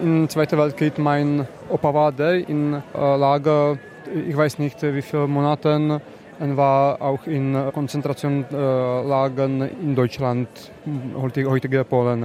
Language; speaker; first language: German; non-native, learner; Czech